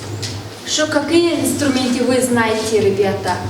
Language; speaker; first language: Russian; non-native, fluent; Mongolian